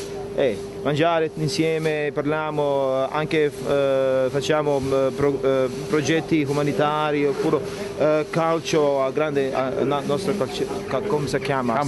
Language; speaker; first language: Italian; non-native, learner; Bosnian